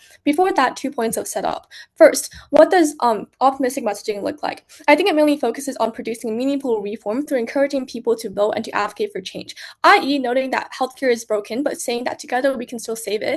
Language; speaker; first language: English; non-native, fluent; Chinese